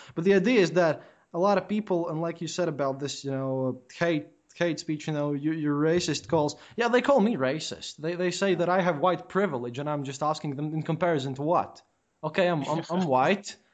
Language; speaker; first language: English; non-native, fluent; Latvian